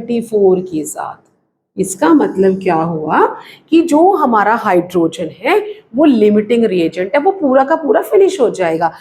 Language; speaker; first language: Hindi; native; Hindi